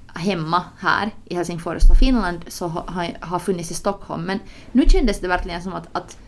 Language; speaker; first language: Swedish; early bilingual, other home language; Finnish